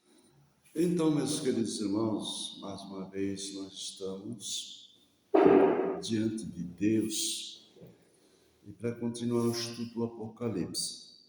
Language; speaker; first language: Portuguese; native; Portuguese